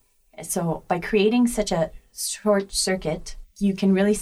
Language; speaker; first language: English; native; English